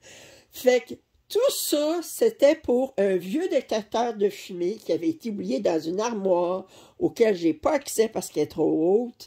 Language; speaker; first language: French; native; French